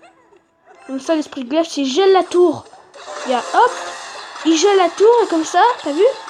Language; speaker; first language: French; native; French